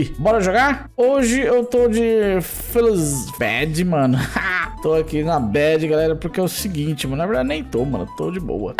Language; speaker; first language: Portuguese; native; Portuguese